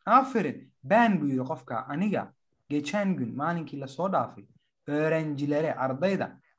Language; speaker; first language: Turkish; non-native, fluent; Somali